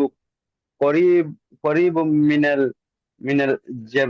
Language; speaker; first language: Arabic; non-native, learner; Bangla